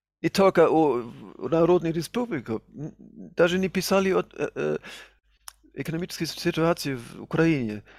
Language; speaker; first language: Russian; non-native, fluent; German